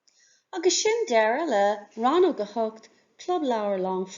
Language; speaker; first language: Irish; non-native, local second language; English